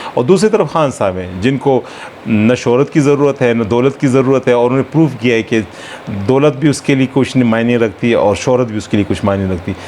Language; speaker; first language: Urdu; non-native, local second language; Pashto